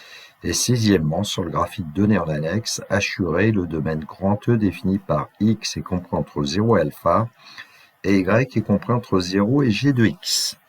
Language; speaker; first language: French; native; French